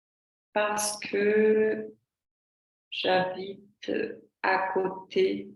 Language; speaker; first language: French; non-native, fluent; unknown